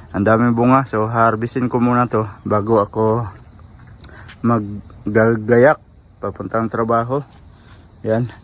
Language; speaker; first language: Filipino; non-native, local second language; Cebuano